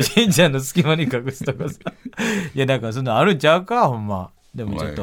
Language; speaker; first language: Japanese; native; Japanese